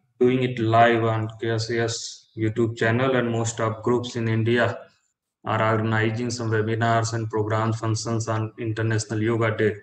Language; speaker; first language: English; non-native, local second language; Hindi